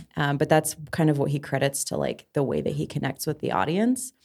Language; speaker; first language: English; native; English